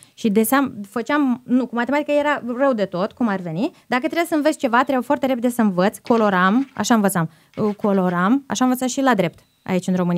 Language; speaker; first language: Romanian; non-native, fluent; Russian